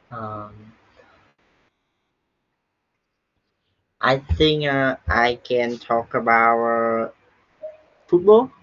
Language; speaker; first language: English; non-native, learner; Vietnamese